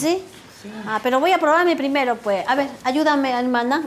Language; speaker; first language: Spanish; native; Spanish